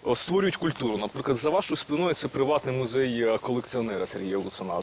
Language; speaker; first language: Ukrainian; native; Ukrainian